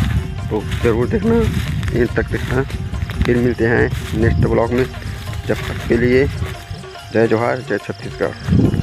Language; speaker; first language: Hindi; non-native, local second language; Chhattisgarhi